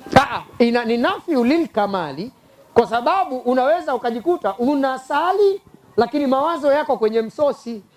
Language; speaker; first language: Swahili; native; Swahili